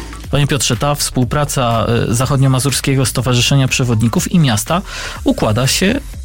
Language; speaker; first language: Polish; native; Polish